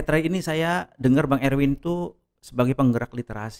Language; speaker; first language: Indonesian; native; Indonesian